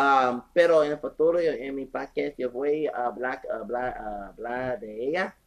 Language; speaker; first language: Spanish; non-native, learner; English